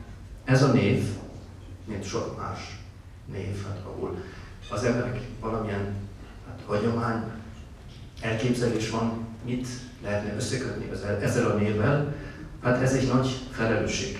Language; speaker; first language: Hungarian; non-native, fluent; German